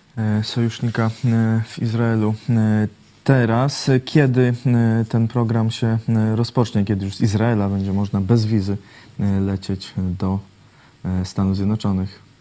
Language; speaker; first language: Polish; native; Polish